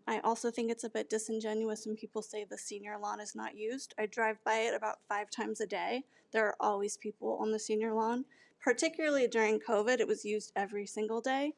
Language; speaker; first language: English; native; English